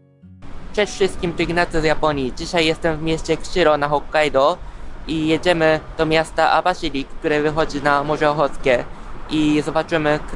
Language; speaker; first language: Polish; non-native, fluent; Japanese